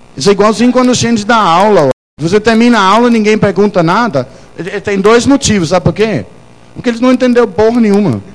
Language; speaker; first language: Portuguese; non-native, fluent; Danish